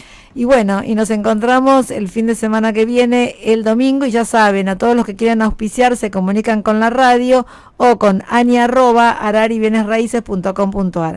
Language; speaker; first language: Spanish; native; Spanish